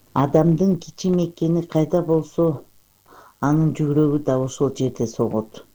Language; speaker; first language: Kyrgyz; non-native, local second language; Uyghur